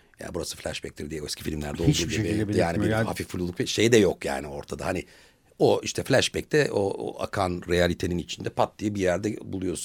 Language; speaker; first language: Turkish; native; Turkish